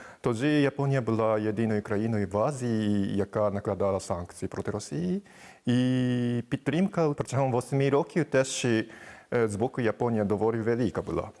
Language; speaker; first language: Ukrainian; non-native, fluent; Japanese